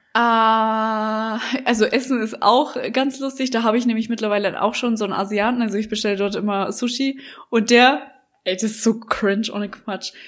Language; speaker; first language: German; native; German